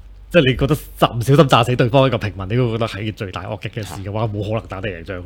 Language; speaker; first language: Cantonese; native; Cantonese